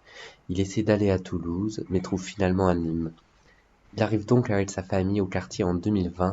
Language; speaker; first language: French; native; French